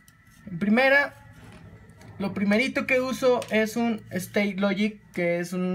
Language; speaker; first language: Spanish; native; Spanish